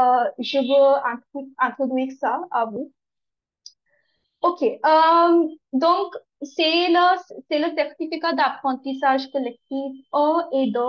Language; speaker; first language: French; non-native, learner; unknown